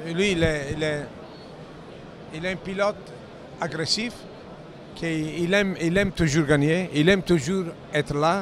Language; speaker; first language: French; non-native, fluent; Italian